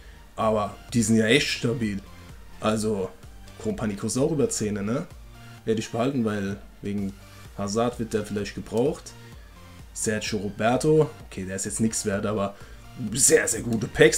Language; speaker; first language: German; native; German